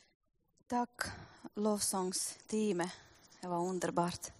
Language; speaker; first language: Swedish; non-native, fluent; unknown